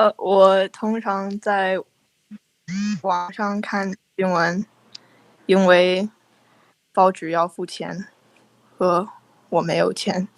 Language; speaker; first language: Chinese; non-native, learner; English